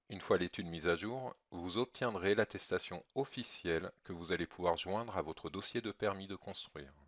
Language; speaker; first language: French; native; French